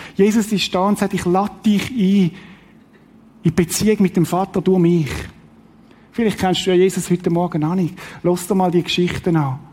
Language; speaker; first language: German; native; German